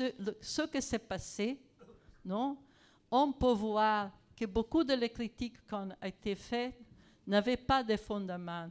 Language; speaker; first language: French; non-native, fluent; Italian